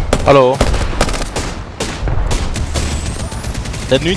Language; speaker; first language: German; native; German